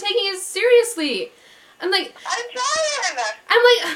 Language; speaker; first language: English; native; English